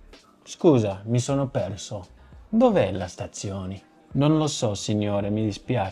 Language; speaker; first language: Italian; non-native, learner; English